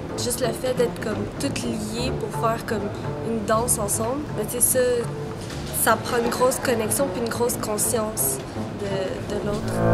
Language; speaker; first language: French; early bilingual, other home language; Spanish